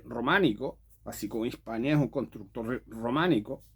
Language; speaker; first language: Spanish; native; Spanish